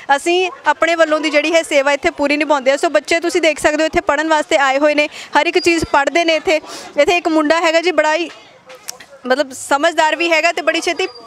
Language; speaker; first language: Punjabi; native; Punjabi